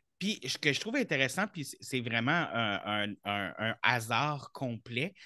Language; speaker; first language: French; native; French